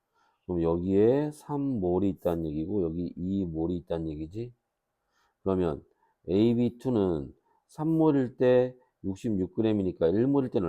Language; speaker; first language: Korean; native; Korean